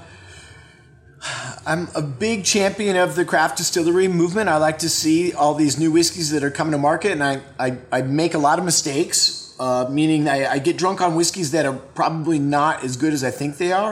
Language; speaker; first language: English; native; English